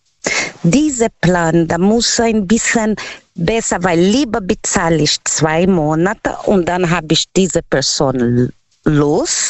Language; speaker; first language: German; non-native, learner; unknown